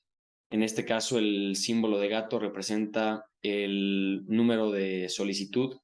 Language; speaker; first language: Spanish; native; Spanish